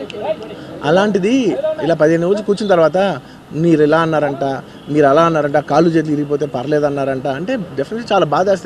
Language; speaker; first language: Telugu; native; Telugu